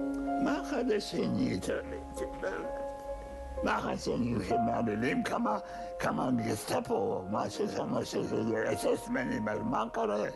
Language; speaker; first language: Hebrew; non-native, fluent; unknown